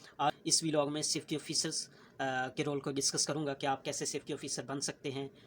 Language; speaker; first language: Urdu; native; Urdu